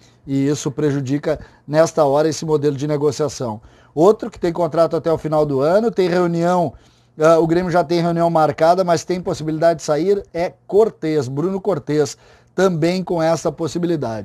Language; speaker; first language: Portuguese; native; Portuguese